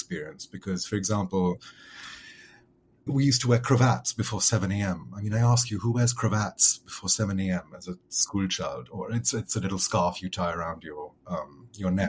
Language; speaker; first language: English; native; English